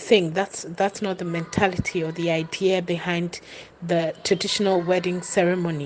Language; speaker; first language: English; non-native, local second language; Ewe